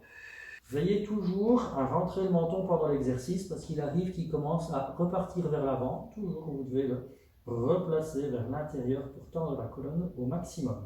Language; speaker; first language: French; native; French